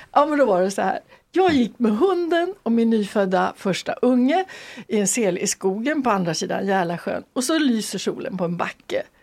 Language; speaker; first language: Swedish; native; Swedish